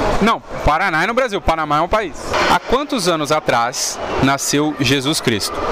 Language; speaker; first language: Portuguese; native; Portuguese